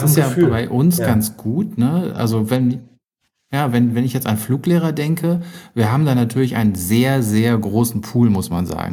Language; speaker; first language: German; native; German